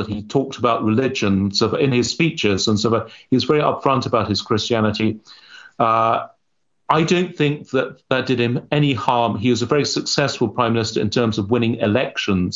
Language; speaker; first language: English; native; English